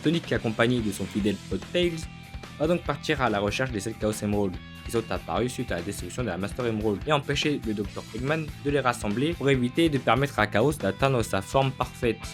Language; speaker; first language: French; native; French